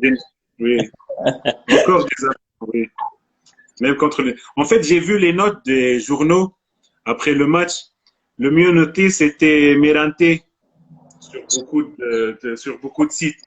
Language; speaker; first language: French; non-native, local second language; Arabic